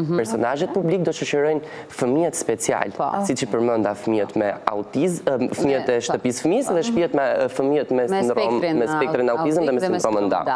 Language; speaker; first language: Albanian; native; Albanian